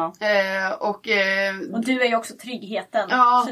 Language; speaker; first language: Swedish; native; Swedish